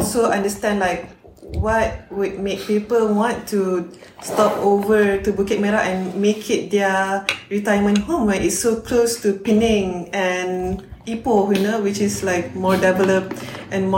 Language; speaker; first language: English; non-native, local second language; Malay